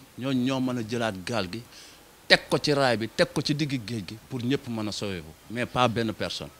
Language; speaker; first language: Wolof; native; Wolof